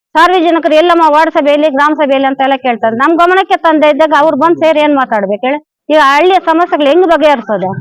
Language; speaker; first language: Kannada; native; Kannada